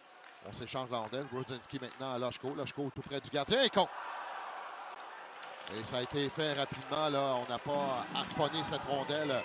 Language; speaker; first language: French; native; French